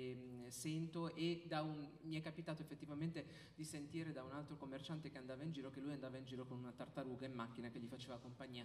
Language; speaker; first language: Italian; native; Italian